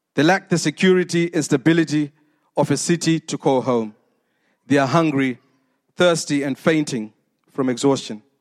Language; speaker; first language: English; non-native, local second language; Shona